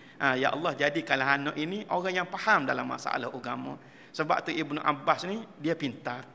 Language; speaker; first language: Malay; native; Malay